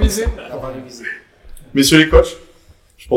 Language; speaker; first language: French; native; French